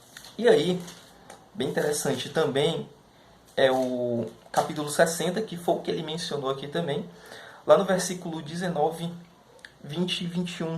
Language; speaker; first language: Portuguese; native; Portuguese